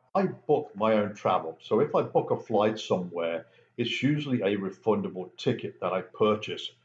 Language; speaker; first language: English; native; English